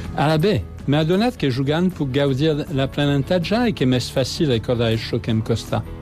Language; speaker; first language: Catalan; non-native, learner; French